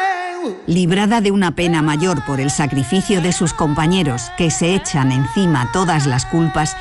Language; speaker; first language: Spanish; native; Spanish